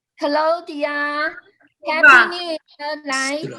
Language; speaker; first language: English; non-native, fluent; Chinese